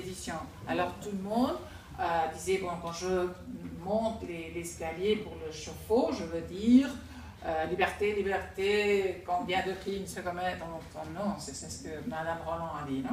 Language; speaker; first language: French; non-native, fluent; Spanish